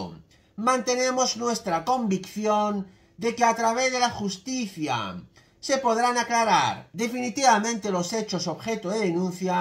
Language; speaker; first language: Spanish; native; Spanish